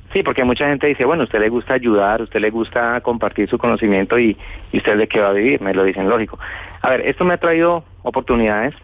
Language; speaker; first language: Spanish; native; Spanish